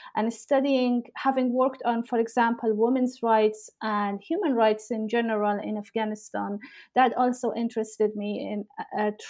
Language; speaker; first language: English; non-native, fluent; Persian